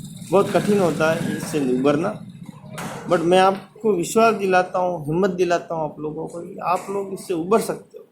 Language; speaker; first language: Hindi; native; Hindi